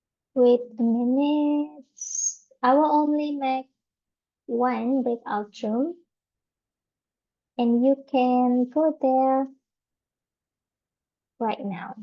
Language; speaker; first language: English; non-native, fluent; Indonesian